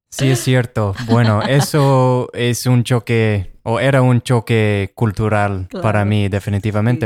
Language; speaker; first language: Spanish; non-native, fluent; English